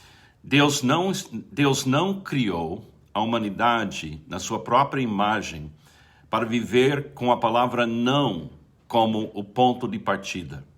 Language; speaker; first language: Portuguese; non-native, fluent; English